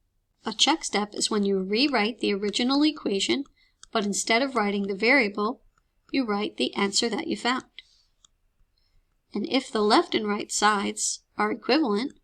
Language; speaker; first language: English; native; English